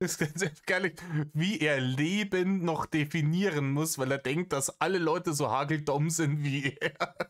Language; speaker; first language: German; native; German